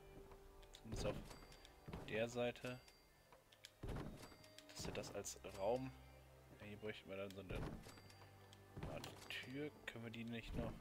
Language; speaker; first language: German; native; German